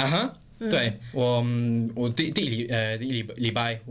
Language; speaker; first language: Chinese; non-native, learner; English